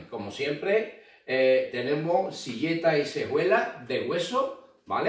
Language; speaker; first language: Spanish; native; Spanish